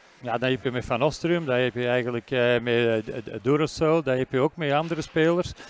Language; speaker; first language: Dutch; native; Dutch